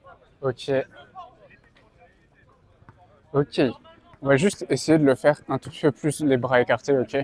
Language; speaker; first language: French; native; French